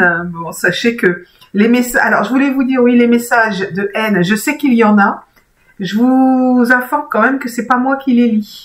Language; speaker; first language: French; native; French